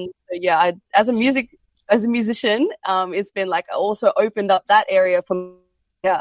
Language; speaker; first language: English; native; English